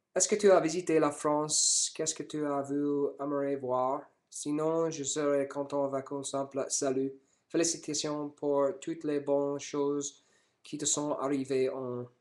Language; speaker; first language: French; non-native, learner; English